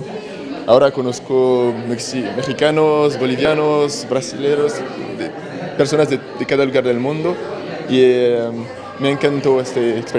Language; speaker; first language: Spanish; non-native, learner; French